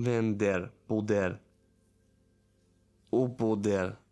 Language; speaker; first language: Portuguese; non-native, learner; French